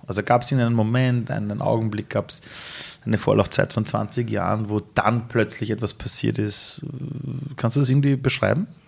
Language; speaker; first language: German; early bilingual, other home language; Persian